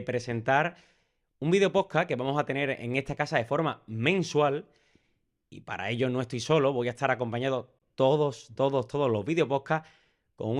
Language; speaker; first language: Spanish; native; Spanish